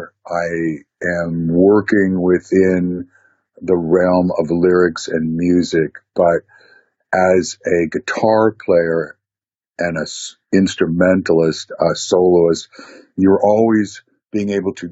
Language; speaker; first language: English; native; English